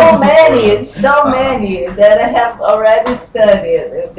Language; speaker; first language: English; non-native, learner; Portuguese